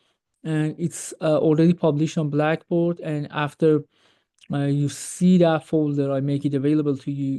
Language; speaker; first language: English; non-native, fluent; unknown